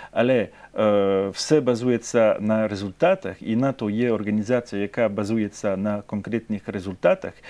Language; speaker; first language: Ukrainian; non-native, fluent; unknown